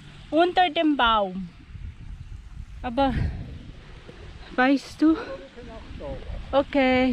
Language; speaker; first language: German; non-native, learner; Filipino